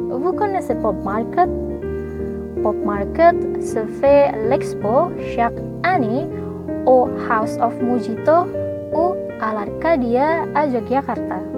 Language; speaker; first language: French; non-native, learner; Indonesian